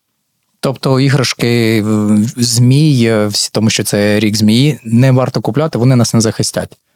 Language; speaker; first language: Ukrainian; native; Ukrainian